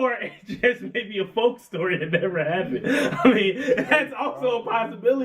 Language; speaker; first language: English; native; English